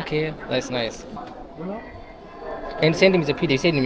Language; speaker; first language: English; non-native, learner; Amharic